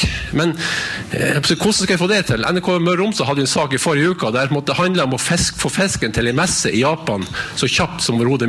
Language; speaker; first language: Norwegian; native; Norwegian